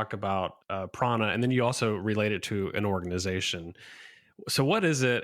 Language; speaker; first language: English; native; English